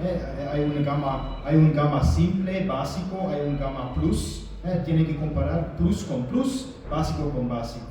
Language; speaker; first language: Spanish; non-native, learner; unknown